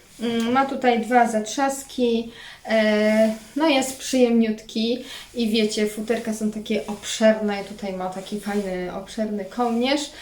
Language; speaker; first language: Polish; native; Polish